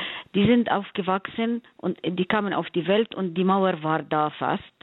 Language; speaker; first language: German; non-native, fluent; Arabic